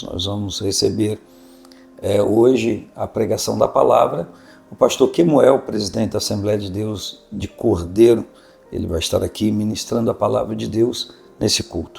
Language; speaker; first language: Portuguese; native; Portuguese